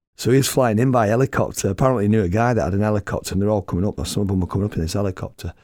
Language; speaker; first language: English; native; English